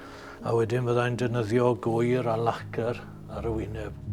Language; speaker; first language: Welsh; native; Welsh